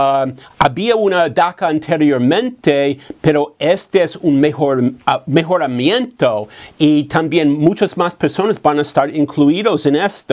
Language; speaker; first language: Spanish; non-native, fluent; English